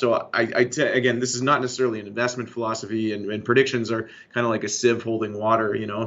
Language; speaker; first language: English; native; English